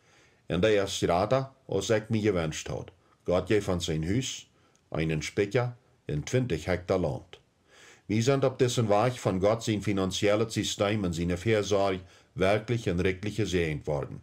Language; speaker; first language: German; early bilingual, heritage; Plautdietsch